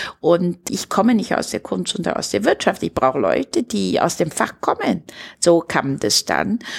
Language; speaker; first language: German; non-native, fluent; Chinese